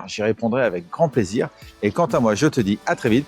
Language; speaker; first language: French; native; French